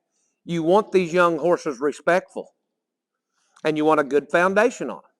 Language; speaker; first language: English; native; English